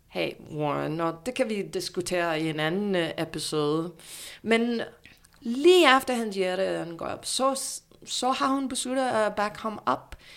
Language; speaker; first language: Danish; non-native, fluent; English